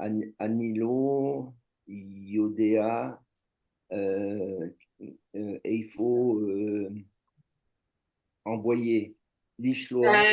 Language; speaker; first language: Hebrew; non-native, learner; French